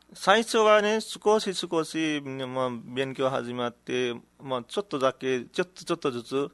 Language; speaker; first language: Japanese; non-native, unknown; Nepali